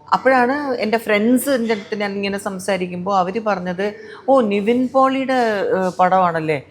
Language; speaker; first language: Malayalam; non-native, local second language; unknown